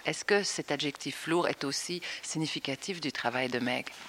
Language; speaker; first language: French; native; French